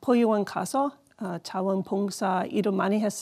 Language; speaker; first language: Korean; non-native, learner; English